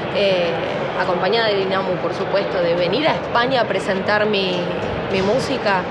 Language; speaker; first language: Spanish; native; Spanish